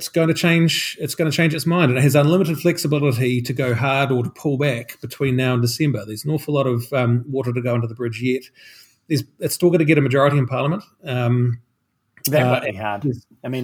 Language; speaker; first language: English; native; English